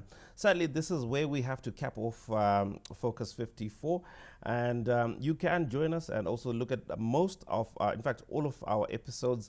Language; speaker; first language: English; non-native, local second language; Shona